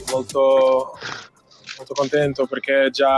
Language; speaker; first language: Italian; non-native, fluent; Portuguese